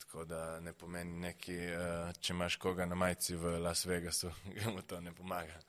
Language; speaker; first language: Slovenian; native; Slovenian